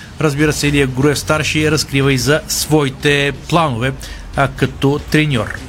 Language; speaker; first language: Bulgarian; native; Bulgarian